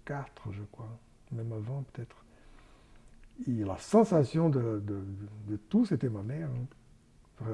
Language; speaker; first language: French; non-native, fluent; Portuguese